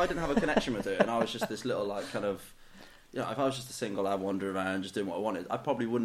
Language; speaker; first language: English; native; English